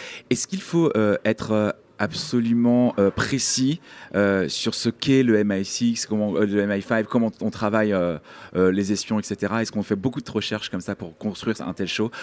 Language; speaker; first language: French; native; French